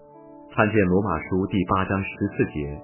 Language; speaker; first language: Chinese; native; Chinese